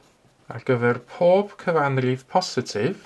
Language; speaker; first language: Welsh; native; Welsh